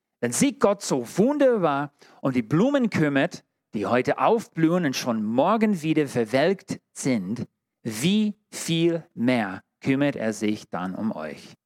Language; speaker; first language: German; non-native, fluent; English